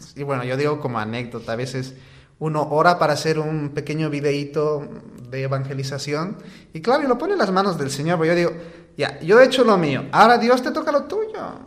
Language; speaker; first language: Spanish; native; Spanish